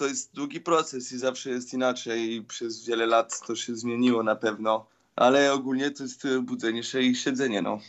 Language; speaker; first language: Polish; early bilingual, heritage; Polish